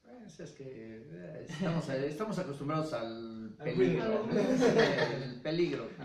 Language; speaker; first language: Spanish; native; Spanish